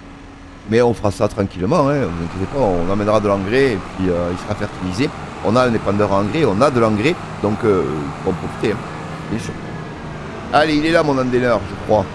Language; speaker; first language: French; native; French